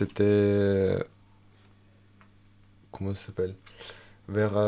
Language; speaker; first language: French; non-native, fluent; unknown